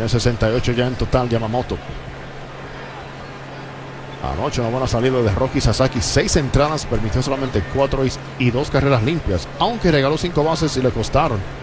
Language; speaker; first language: Spanish; native; Spanish